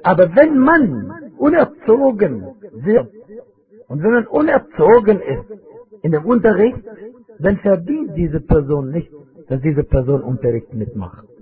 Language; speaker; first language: German; non-native, fluent; Arabic